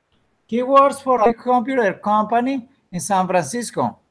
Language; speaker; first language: English; non-native, learner; Spanish